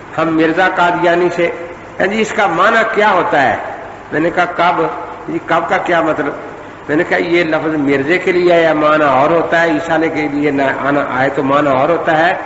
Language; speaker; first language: Urdu; non-native, local second language; Punjabi